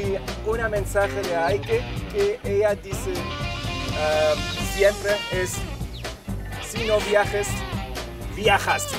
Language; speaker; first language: Spanish; non-native, learner; German